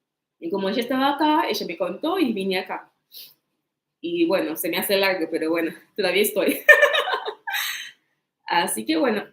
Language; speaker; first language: Spanish; non-native, fluent; English